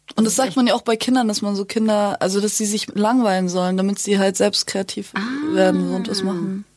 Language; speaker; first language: German; early bilingual, other home language; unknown